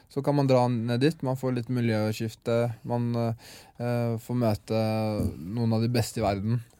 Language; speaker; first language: Norwegian; native; Norwegian